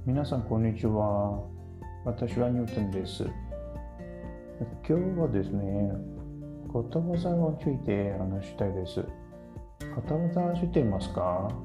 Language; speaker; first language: Japanese; non-native, learner; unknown